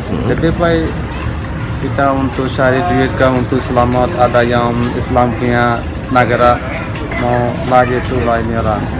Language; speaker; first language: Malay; non-native, learner; Rohingya